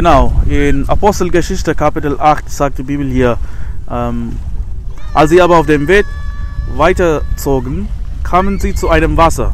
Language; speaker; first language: German; non-native, fluent; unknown